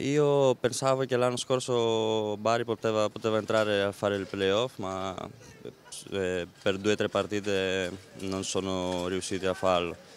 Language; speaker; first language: Italian; non-native, learner; Greek